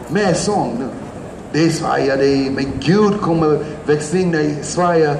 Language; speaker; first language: Swedish; non-native, fluent; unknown